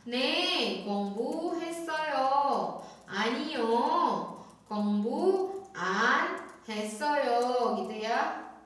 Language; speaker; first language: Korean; non-native, fluent; Indonesian